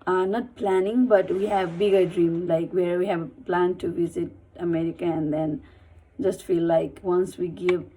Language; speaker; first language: English; non-native, learner; Nepali